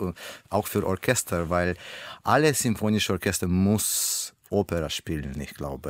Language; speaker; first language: German; non-native, learner; Russian